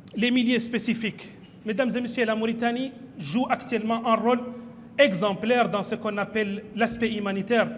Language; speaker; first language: French; non-native, local second language; Arabic